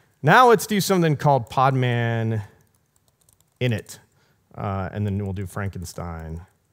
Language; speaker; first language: English; native; English